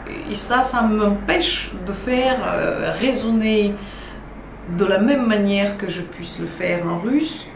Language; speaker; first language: French; non-native, fluent; Russian